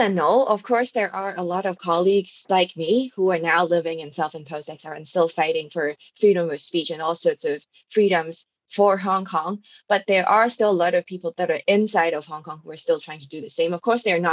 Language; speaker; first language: English; non-native, local second language; Cantonese